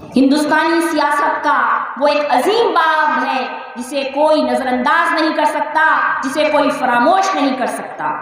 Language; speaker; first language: Urdu; native; Urdu